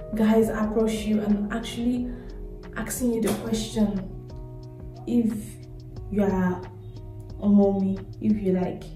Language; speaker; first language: English; non-native, local second language; Yoruba